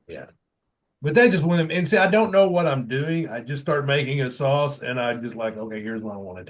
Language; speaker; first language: English; native; English